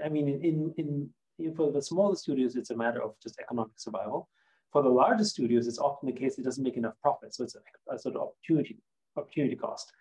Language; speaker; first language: English; non-native, fluent; German